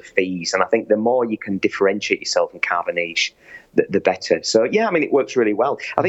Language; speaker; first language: English; native; English